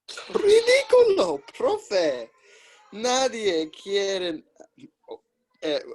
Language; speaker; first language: Spanish; non-native, learner; English